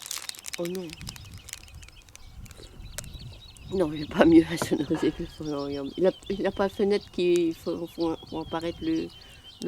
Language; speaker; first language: French; native; French